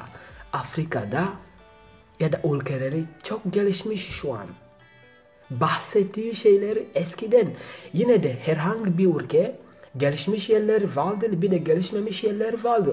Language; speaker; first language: Turkish; non-native, learner; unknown